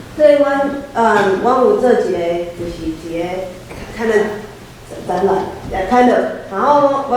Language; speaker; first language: Chinese; early bilingual, heritage; Chinese